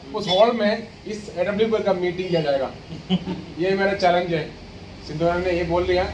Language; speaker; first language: Hindi; non-native, local second language; Malayalam